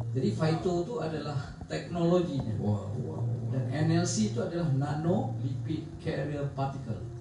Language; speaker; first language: Malay; native; Malay